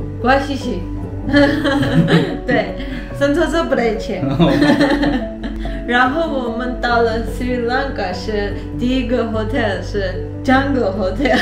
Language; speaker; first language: Chinese; non-native, learner; Armenian